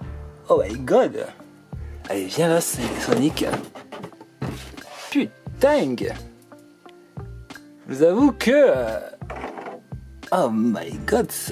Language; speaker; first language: French; native; French